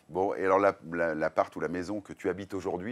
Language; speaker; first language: French; native; French